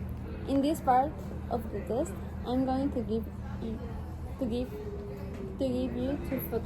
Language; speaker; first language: English; non-native, learner; Spanish